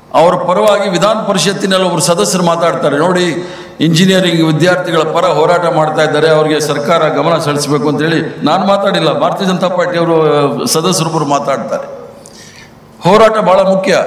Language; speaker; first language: Kannada; native; Kannada